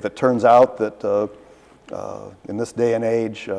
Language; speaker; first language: English; native; English